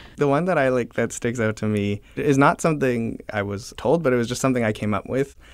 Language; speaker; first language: English; early bilingual, other home language; Chinese